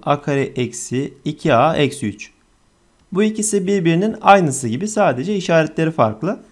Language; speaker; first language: Turkish; native; Turkish